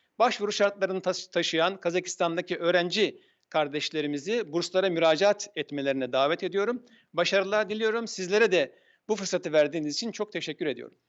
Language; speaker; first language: Turkish; native; Turkish